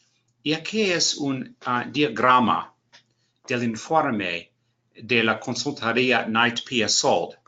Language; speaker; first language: Spanish; non-native, learner; English